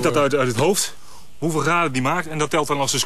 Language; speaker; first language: Dutch; native; Dutch